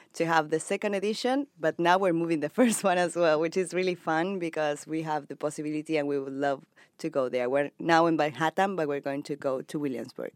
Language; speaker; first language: English; non-native, fluent; Spanish